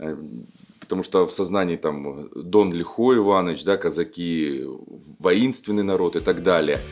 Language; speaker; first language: Russian; native; Russian